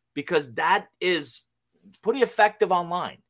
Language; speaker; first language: English; non-native, fluent; Persian